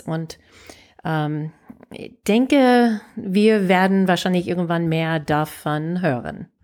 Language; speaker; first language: German; non-native, fluent; English